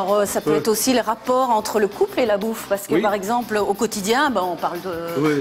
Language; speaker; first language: French; native; French